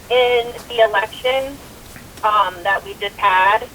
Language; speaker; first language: English; native; English